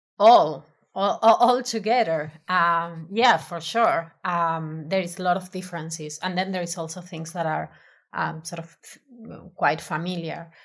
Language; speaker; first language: English; non-native, fluent; Spanish